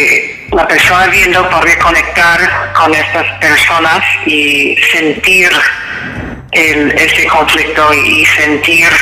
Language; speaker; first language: Spanish; non-native, fluent; English